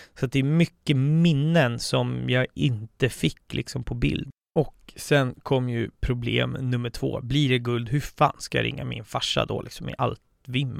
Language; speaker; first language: Swedish; native; Swedish